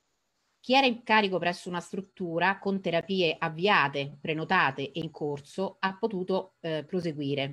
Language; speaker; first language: Italian; native; Italian